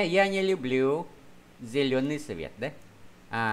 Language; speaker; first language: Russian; non-native, fluent; Vietnamese